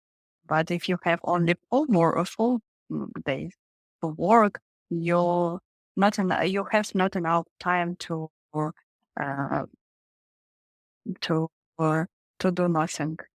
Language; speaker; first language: English; non-native, learner; Russian